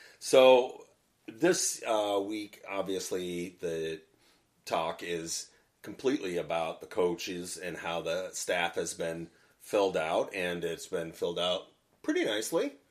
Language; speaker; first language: English; native; English